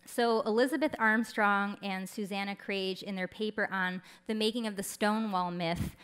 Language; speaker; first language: English; native; English